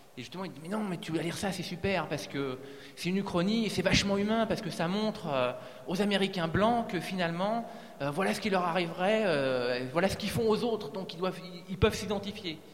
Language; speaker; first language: French; native; French